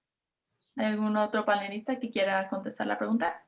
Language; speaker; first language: Spanish; non-native, fluent; English